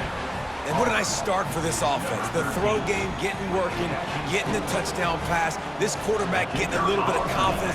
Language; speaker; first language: English; native; English